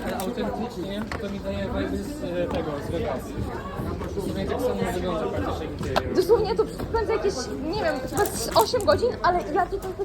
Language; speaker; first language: Polish; non-native, fluent; Ukrainian